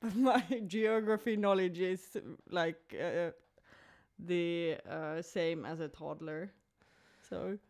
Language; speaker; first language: English; non-native, fluent; Finnish